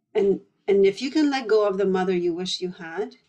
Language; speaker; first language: English; early bilingual, other home language; Polish